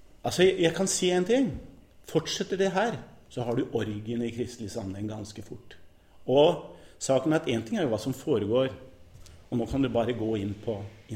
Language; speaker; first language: Norwegian; native; Norwegian